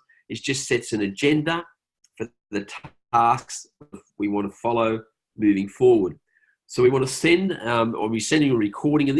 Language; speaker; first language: English; native; English